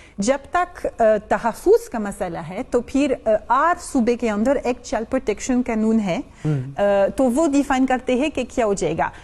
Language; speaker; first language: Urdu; non-native, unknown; French